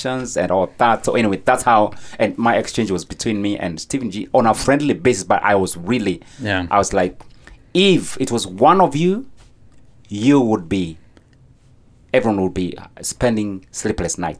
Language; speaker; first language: English; non-native, local second language; Meru